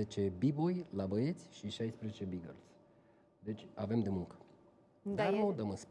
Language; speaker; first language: Romanian; native; Romanian